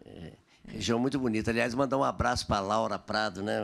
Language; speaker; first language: Portuguese; native; Portuguese